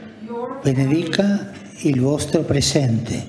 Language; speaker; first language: Italian; non-native, fluent; Spanish